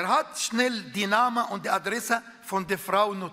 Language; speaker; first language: German; non-native, fluent; Arabic